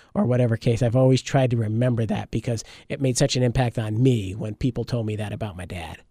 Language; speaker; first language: English; native; English